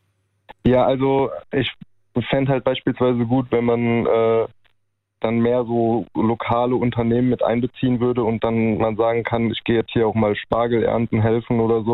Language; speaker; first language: German; native; German